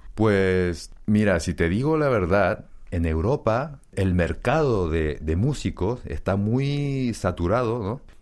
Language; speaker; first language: Spanish; early bilingual, other home language; Korean